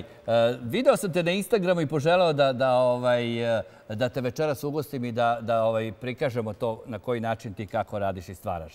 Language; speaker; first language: Serbian; native; Serbian